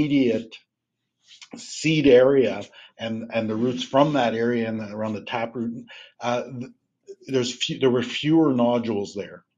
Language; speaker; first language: English; native; English